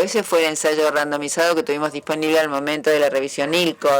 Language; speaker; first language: Spanish; native; Spanish